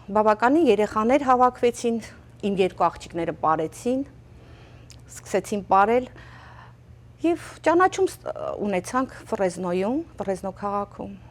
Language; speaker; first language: Armenian; native; Armenian